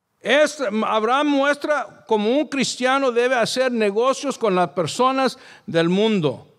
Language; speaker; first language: Spanish; early bilingual, heritage; Spanish